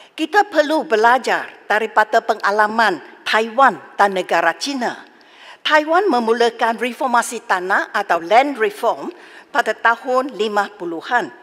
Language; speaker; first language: Malay; non-native, local second language; Chinese